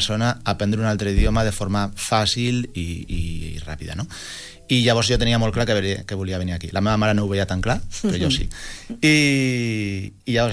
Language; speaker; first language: Catalan; non-native, local second language; Spanish